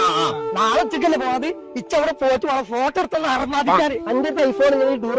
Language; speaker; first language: Malayalam; native; Malayalam